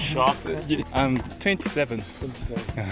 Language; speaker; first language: English; non-native, learner; Korean